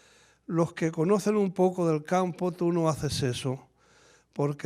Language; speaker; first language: Spanish; native; Spanish